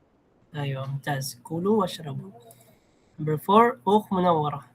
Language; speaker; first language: Arabic; non-native, fluent; Filipino